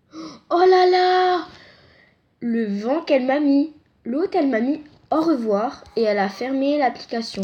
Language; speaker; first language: French; native; French